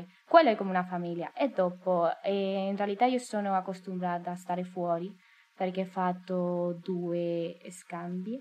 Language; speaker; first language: Italian; non-native, learner; Spanish